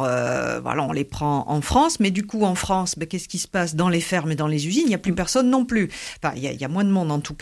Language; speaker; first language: French; native; French